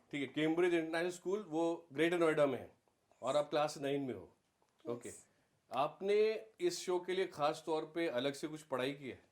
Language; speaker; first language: Hindi; native; Hindi